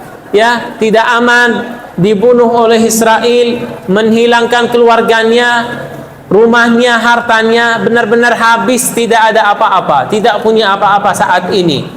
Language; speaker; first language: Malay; non-native, fluent; Arabic